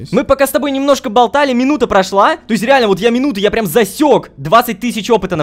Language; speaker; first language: Russian; native; Russian